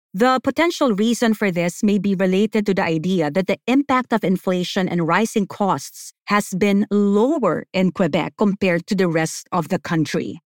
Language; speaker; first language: English; non-native, local second language; Filipino